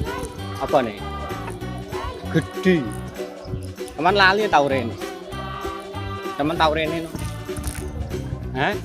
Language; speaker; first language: Indonesian; non-native, local second language; Javanese